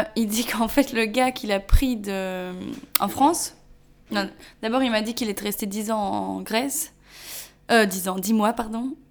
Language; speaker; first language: French; native; French